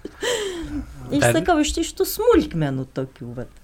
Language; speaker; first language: Lithuanian; native; Lithuanian